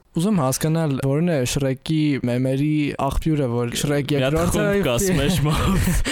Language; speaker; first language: Armenian; native; Armenian